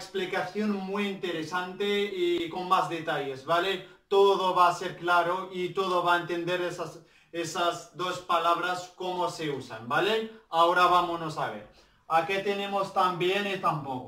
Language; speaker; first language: Spanish; non-native, learner; Arabic